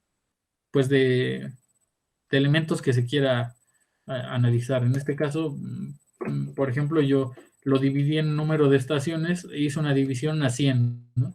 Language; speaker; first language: Spanish; native; Spanish